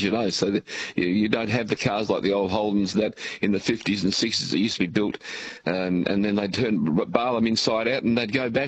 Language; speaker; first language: English; native; English